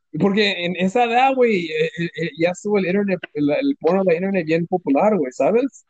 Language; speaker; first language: Spanish; early bilingual, heritage; Spanish